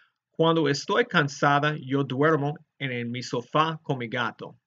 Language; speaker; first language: Spanish; non-native, fluent; English